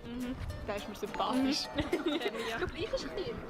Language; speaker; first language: German; non-native, learner; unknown